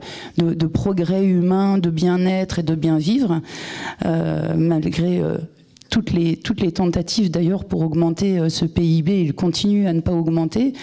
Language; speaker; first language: French; native; French